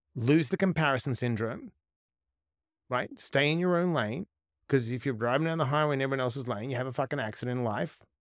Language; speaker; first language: English; native; English